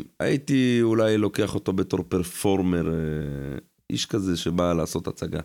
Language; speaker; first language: Hebrew; early bilingual, other home language; Russian